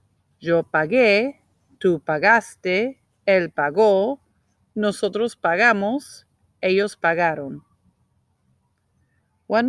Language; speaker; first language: Spanish; non-native, fluent; English